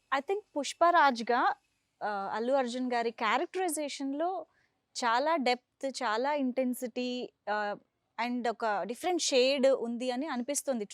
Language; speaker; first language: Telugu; native; Telugu